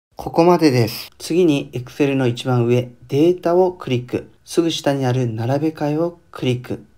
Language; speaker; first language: Japanese; native; Japanese